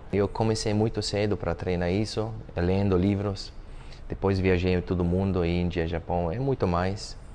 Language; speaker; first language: Portuguese; non-native, fluent; German